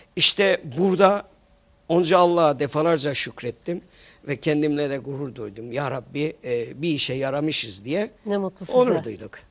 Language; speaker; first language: Turkish; native; Turkish